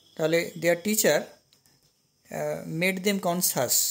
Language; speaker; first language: English; non-native, local second language; Bangla